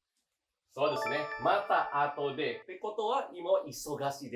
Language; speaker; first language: Japanese; non-native, fluent; Indonesian